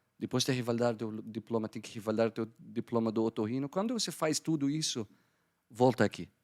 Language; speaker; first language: Portuguese; non-native, fluent; Arabic